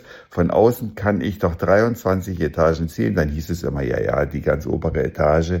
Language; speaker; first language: German; native; German